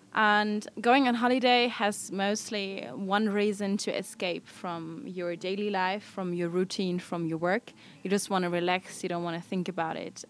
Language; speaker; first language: English; non-native, fluent; German